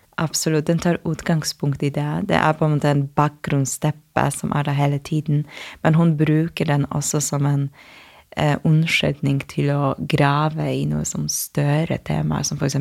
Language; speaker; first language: Norwegian; non-native, fluent; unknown